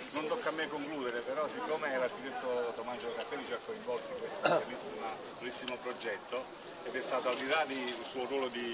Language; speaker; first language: Italian; native; Italian